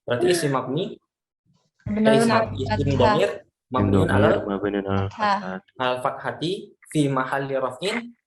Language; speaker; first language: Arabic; non-native, fluent; Indonesian